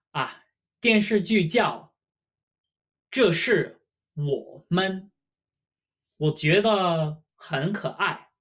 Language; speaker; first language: Chinese; non-native, fluent; English